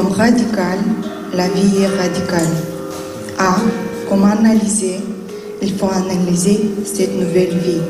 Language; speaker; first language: French; non-native, learner; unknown